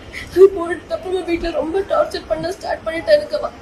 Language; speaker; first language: Tamil; non-native, local second language; Kannada